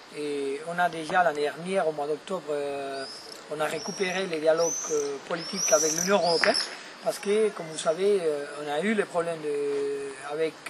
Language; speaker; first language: French; non-native, fluent; Spanish